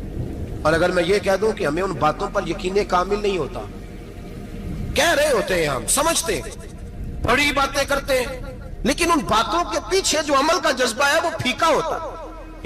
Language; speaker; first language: Hindi; non-native, local second language; Punjabi